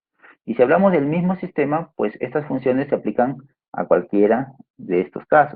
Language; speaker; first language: Spanish; native; Spanish